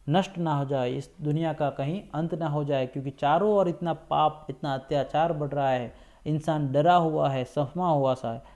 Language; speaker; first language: Hindi; non-native, local second language; Gujarati